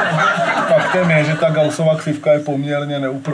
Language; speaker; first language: Czech; native; Czech